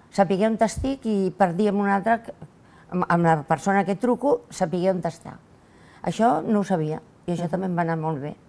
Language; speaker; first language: Catalan; non-native, local second language; Spanish